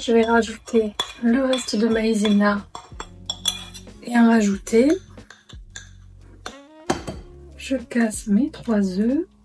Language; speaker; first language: French; native; French